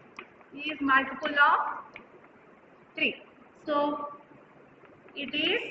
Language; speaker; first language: English; non-native, local second language; Telugu